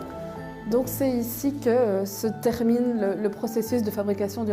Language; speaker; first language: French; native; French